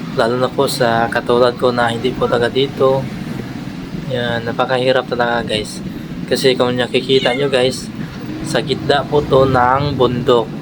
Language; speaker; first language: Filipino; non-native, local second language; Hiligaynon